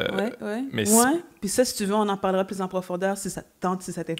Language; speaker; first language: French; native; French